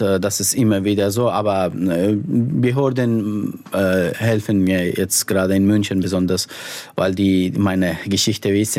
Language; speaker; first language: German; non-native, fluent; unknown